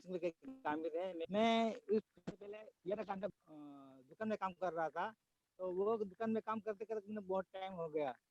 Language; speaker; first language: Hindi; non-native, local second language; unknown